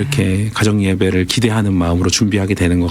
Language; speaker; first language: Korean; native; Korean